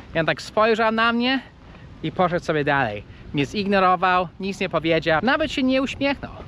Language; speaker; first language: Polish; non-native, fluent; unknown